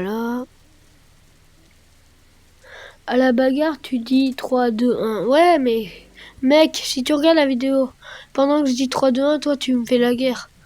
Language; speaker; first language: French; native; French